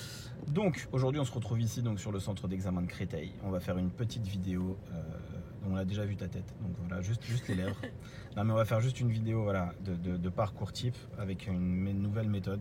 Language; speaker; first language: French; native; French